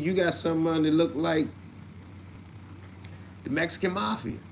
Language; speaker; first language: English; native; English